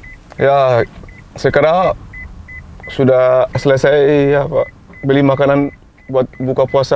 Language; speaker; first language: Indonesian; non-native, learner; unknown